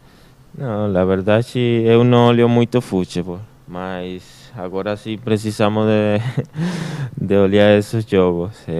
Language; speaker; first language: Portuguese; non-native, learner; Spanish